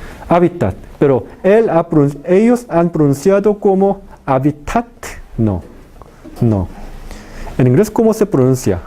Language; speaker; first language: Spanish; non-native, fluent; Korean